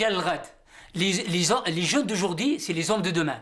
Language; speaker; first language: French; non-native, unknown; Riffian